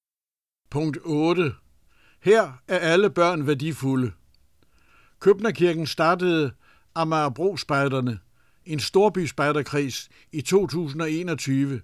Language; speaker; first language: Danish; native; Danish